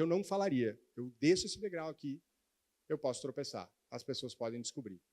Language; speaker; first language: Portuguese; native; Portuguese